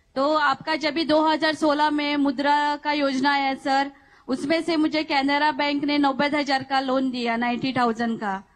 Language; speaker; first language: Hindi; non-native, local second language; Marathi